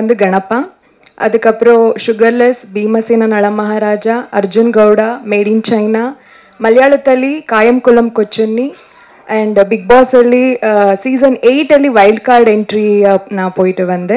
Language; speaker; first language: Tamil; non-native, learner; Kannada